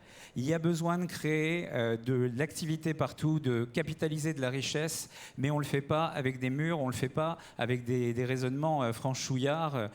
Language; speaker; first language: French; native; French